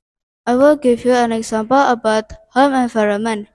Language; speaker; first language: English; non-native, learner; Indonesian